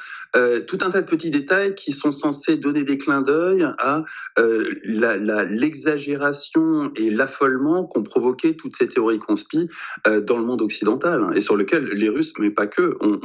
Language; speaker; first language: French; native; French